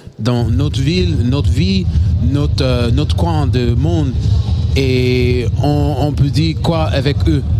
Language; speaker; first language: French; non-native, learner; English